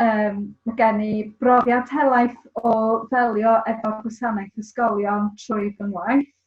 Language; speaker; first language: Welsh; native; Welsh